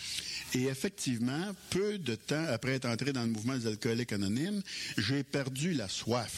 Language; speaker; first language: French; native; French